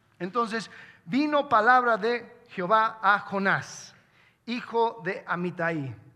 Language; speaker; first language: Spanish; non-native, fluent; English